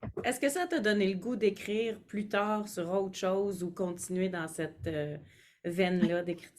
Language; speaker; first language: French; native; French